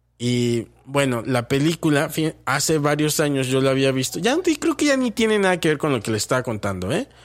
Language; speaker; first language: Spanish; native; Spanish